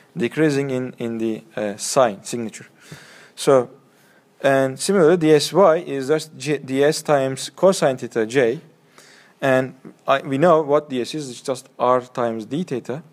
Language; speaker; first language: English; non-native, fluent; Turkish